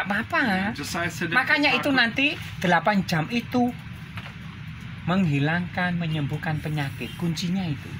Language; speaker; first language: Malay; non-native, local second language; Javanese